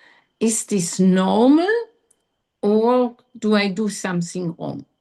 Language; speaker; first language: English; non-native, learner; German